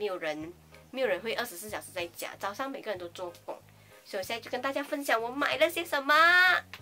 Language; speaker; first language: Chinese; native; Chinese